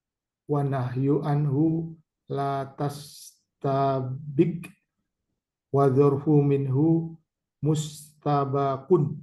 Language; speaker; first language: Arabic; non-native, learner; Indonesian